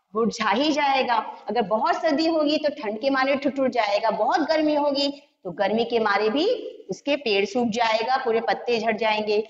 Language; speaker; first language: Hindi; non-native, local second language; Gujarati